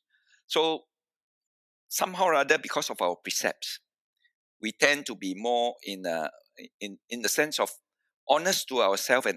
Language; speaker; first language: English; non-native, local second language; Min Nan Chinese